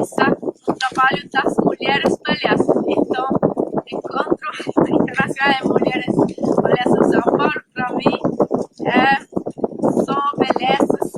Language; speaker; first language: Portuguese; non-native, fluent; Spanish